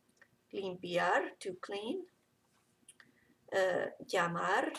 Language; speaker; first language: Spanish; non-native, fluent; English